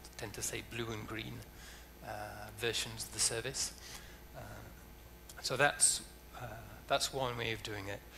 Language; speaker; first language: English; native; English